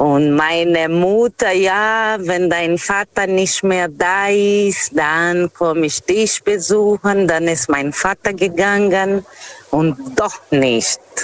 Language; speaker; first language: German; non-native, fluent; Portuguese